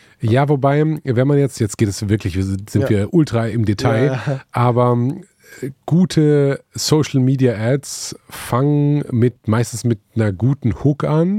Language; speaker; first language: German; native; German